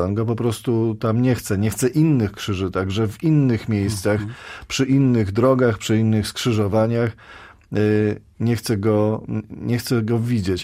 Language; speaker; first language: Polish; native; Polish